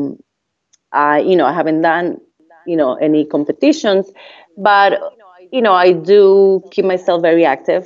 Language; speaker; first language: English; non-native, fluent; Spanish